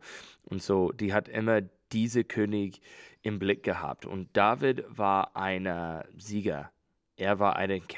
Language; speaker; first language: German; non-native, learner; English